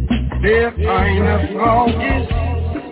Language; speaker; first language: German; non-native, learner; Dutch